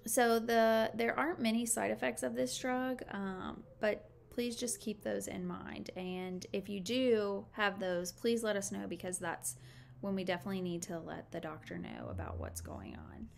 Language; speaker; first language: English; native; English